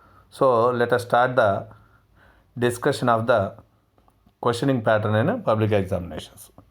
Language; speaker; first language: English; non-native, local second language; Telugu